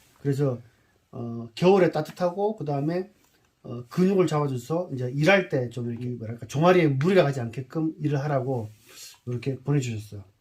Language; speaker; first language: Korean; native; Korean